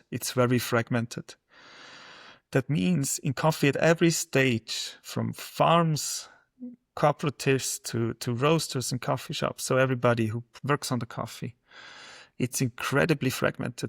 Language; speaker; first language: English; non-native, fluent; German